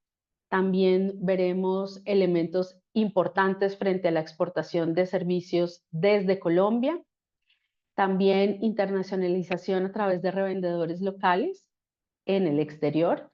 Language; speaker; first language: Spanish; native; Spanish